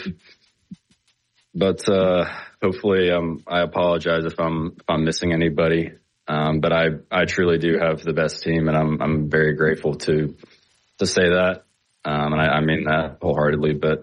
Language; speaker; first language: English; native; English